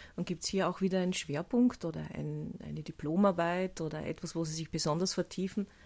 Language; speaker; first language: German; native; German